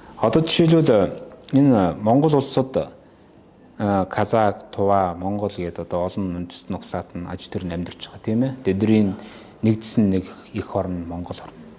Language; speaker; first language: Mongolian; non-native, local second language; Kazakh